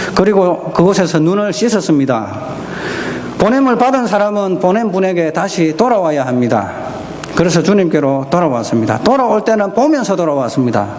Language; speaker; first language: Korean; native; Korean